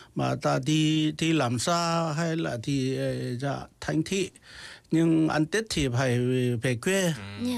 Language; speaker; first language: Vietnamese; non-native, fluent; Korean